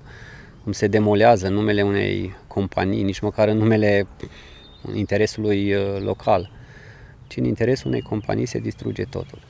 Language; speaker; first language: Romanian; native; Romanian